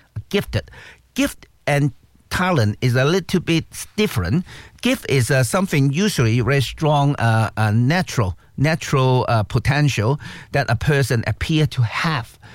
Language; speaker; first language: English; non-native, local second language; Cantonese